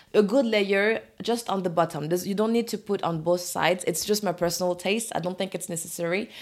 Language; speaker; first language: English; non-native, fluent; French